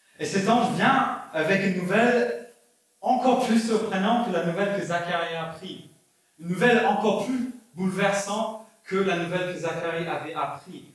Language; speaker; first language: French; non-native, fluent; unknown